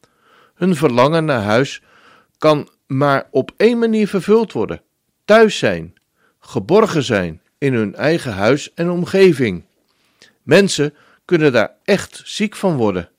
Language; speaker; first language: Dutch; native; Dutch